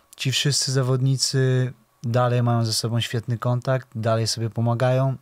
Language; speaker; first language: Polish; native; Polish